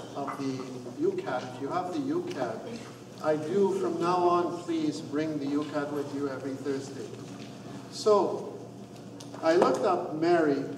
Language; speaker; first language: English; non-native, fluent; Arabic